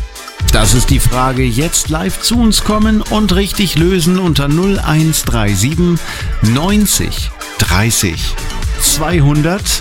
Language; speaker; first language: German; native; German